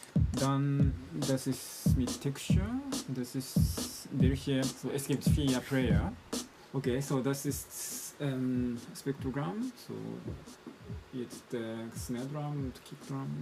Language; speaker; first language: German; non-native, learner; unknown